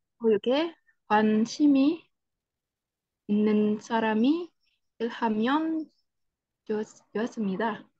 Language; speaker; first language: Korean; non-native, learner; Indonesian